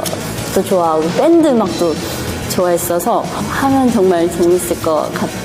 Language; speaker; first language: Korean; early bilingual, heritage; English